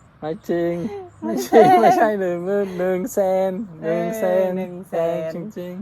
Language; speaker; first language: Thai; non-native, learner; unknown